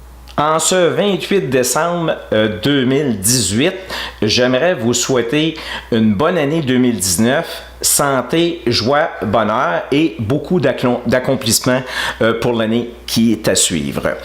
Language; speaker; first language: French; native; French